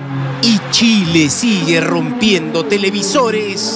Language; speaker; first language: Spanish; native; Spanish